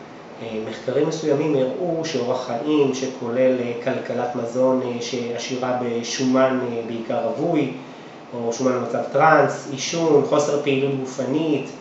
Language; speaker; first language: Hebrew; native; Hebrew